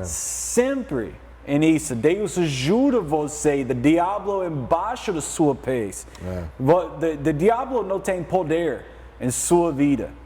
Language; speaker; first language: Portuguese; non-native, learner; English